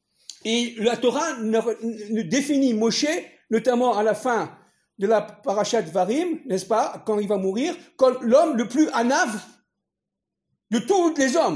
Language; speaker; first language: French; native; French